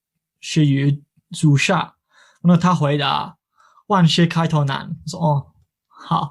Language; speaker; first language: Chinese; non-native, fluent; English